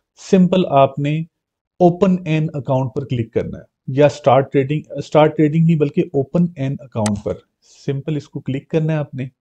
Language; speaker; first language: Urdu; non-native, local second language; Punjabi